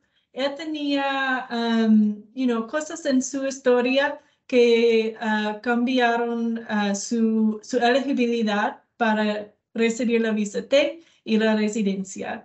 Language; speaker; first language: Spanish; non-native, fluent; English